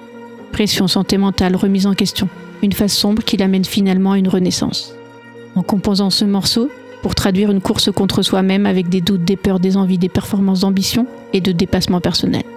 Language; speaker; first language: French; non-native, fluent; Polish